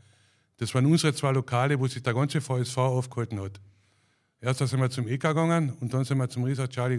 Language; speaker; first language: German; native; German